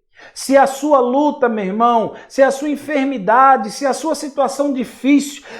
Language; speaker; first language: Portuguese; native; Portuguese